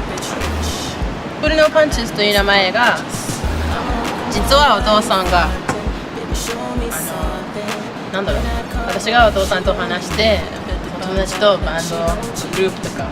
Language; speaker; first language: Japanese; non-native, fluent; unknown